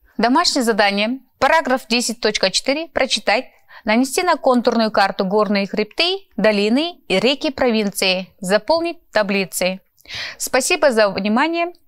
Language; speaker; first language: Russian; non-native, local second language; Kyrgyz